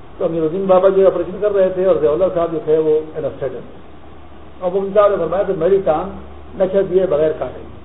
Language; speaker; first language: Urdu; non-native, local second language; Pashto